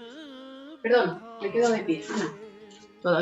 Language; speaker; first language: Spanish; native; Spanish